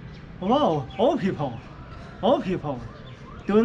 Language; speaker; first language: English; non-native, learner; Chinese